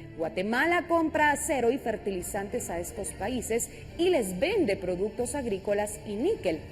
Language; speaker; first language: Spanish; native; Spanish